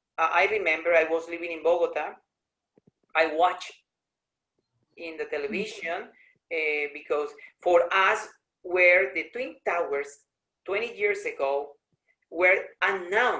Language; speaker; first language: English; non-native, learner; Spanish